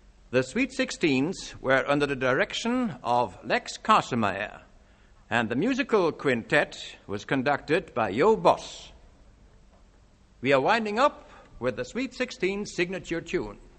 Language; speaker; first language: English; non-native, fluent; Dutch